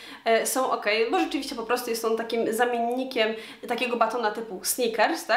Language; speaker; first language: Polish; native; Polish